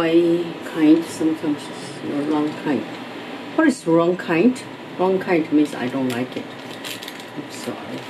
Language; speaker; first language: English; non-native, learner; Chinese